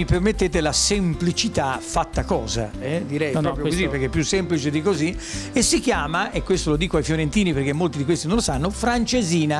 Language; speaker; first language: Italian; native; Italian